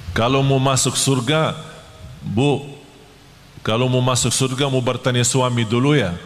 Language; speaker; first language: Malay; non-native, fluent; Arabic